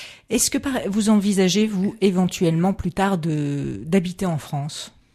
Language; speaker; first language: French; native; French